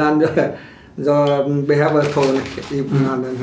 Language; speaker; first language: Swedish; non-native, learner; Vietnamese